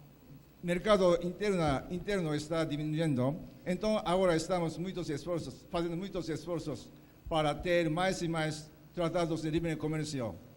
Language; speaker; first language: Portuguese; non-native, fluent; Japanese